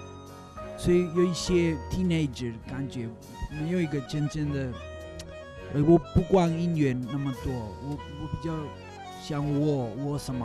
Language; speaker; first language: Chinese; non-native, learner; Spanish